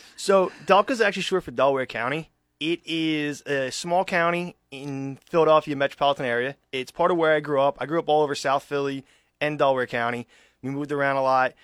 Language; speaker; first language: English; native; English